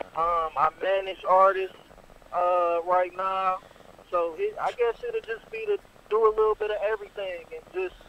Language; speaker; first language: English; native; English